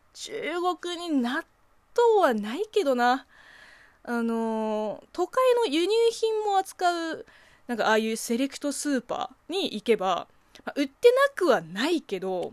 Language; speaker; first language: Japanese; non-native, fluent; Chinese